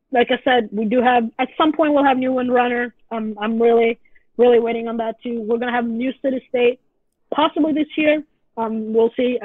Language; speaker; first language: English; non-native, fluent; Italian